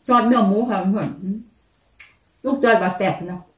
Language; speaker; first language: German; non-native, learner; Thai